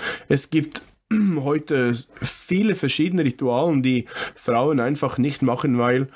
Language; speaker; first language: German; non-native, fluent; English